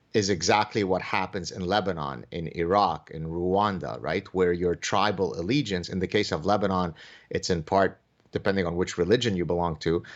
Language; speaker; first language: English; early bilingual, other home language; Arabic